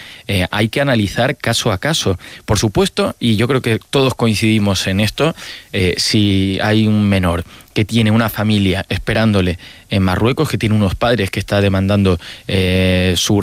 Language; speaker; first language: Spanish; native; Spanish